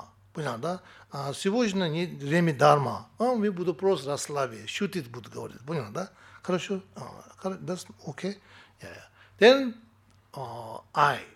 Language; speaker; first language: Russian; non-native, learner; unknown